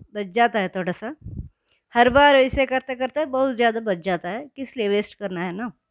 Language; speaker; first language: Hindi; non-native, local second language; Kannada